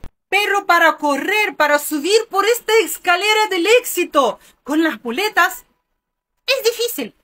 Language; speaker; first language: Spanish; non-native, fluent; Russian